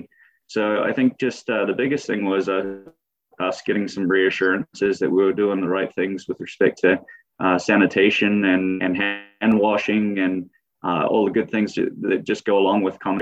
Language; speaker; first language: English; native; English